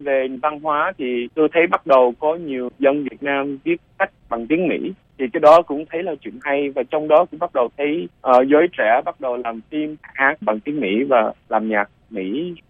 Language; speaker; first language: Vietnamese; early bilingual, other home language; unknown